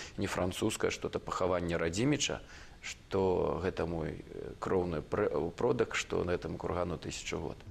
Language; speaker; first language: Belarusian; native; Belarusian